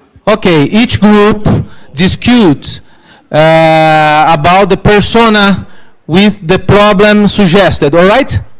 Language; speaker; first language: English; non-native, learner; Portuguese